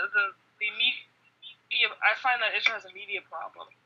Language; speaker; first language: English; native; English